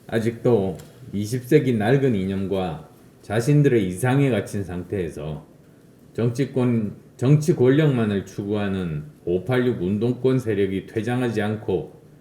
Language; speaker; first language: Korean; native; Korean